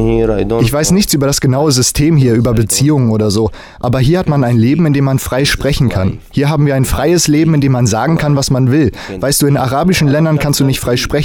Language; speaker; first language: German; non-native, learner; Arabic